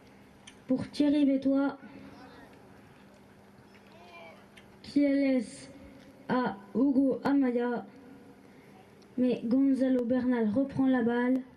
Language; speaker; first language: French; native; French